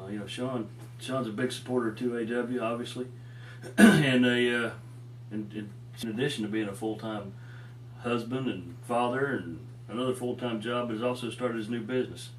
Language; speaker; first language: English; native; English